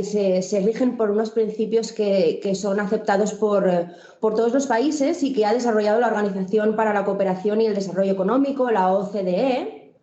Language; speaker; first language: Spanish; native; Spanish